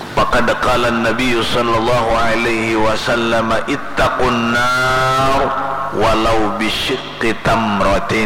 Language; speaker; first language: Arabic; non-native, fluent; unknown